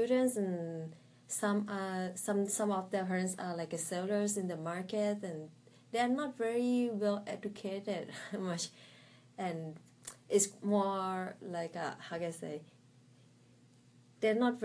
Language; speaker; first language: English; non-native, fluent; Thai